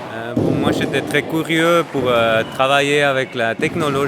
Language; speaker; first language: French; non-native, fluent; Spanish